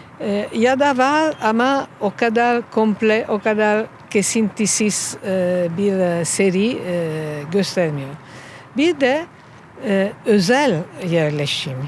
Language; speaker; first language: Turkish; non-native, fluent; Italian